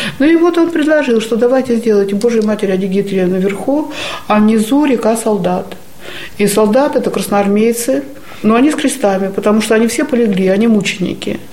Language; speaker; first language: Russian; native; Russian